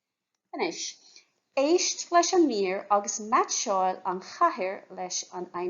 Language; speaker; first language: Irish; non-native, fluent; English